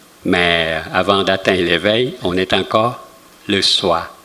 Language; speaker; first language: French; non-native, fluent; Vietnamese